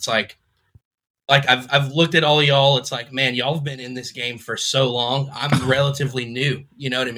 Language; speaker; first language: English; native; English